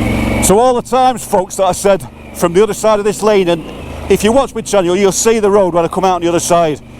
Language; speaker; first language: English; native; English